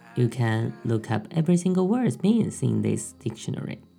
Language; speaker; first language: English; non-native, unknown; Chinese